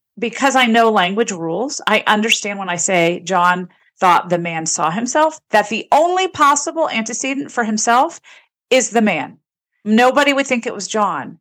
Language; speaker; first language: English; native; English